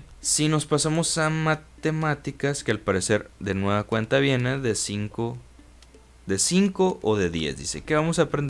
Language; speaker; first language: Spanish; native; Spanish